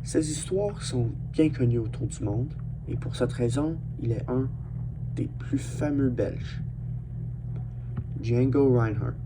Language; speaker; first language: French; non-native, learner; English